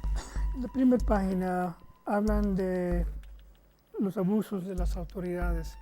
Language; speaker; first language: Spanish; non-native, fluent; English